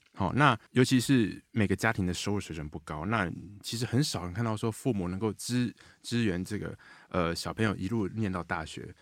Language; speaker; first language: Chinese; native; Chinese